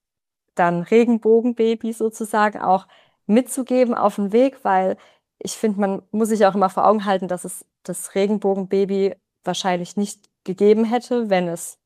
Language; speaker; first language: German; native; German